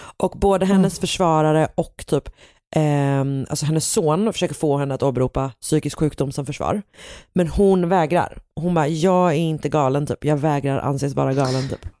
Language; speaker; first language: Swedish; native; Swedish